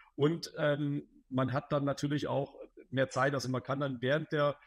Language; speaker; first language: German; native; German